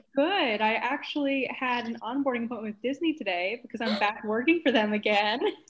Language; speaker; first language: English; native; English